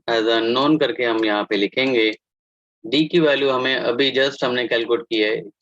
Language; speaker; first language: Hindi; non-native, local second language; Marathi